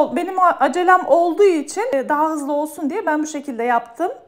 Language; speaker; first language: Turkish; native; Turkish